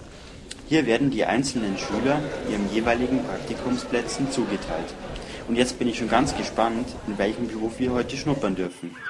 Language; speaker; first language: German; native; German